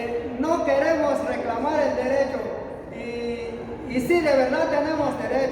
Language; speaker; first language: Spanish; non-native, local second language; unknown